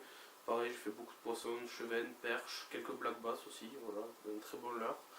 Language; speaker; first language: French; native; French